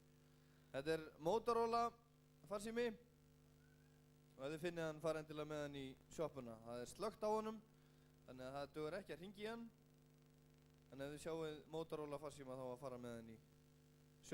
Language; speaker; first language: Icelandic; native; Icelandic